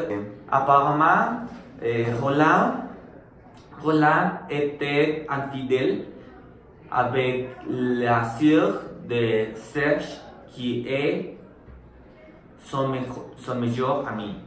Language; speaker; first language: French; non-native, learner; Spanish